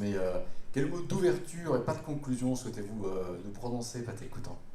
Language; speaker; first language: French; native; French